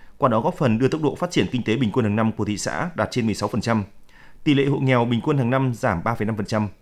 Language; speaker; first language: Vietnamese; native; Vietnamese